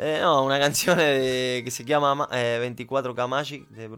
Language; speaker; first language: Italian; non-native, learner; Spanish